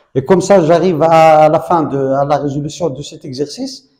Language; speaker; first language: French; non-native, local second language; Arabic